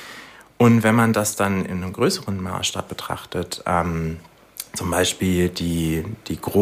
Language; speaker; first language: German; native; German